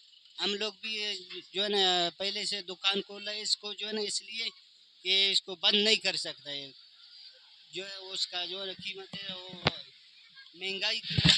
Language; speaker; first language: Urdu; non-native, local second language; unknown